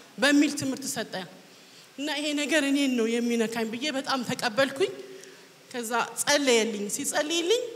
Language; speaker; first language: Amharic; native; Amharic